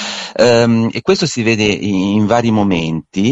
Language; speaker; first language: Italian; native; Italian